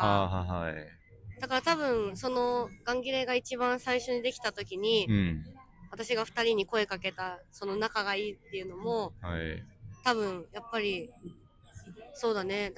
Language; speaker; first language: Japanese; native; Japanese